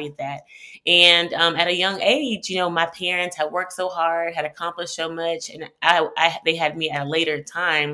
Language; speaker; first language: English; native; English